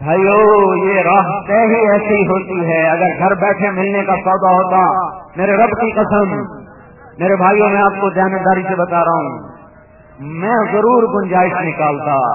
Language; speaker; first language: Urdu; non-native, local second language; Punjabi